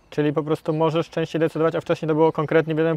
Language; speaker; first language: Polish; native; Polish